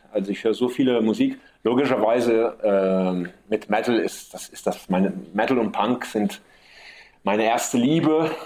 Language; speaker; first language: German; early bilingual, heritage; German